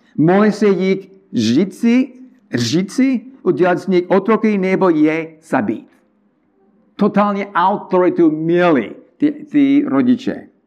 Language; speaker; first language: Czech; non-native, learner; English